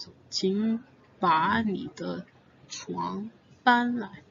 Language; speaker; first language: Chinese; non-native, fluent; English